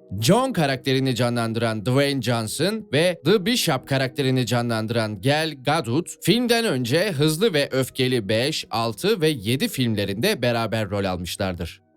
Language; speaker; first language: Turkish; native; Turkish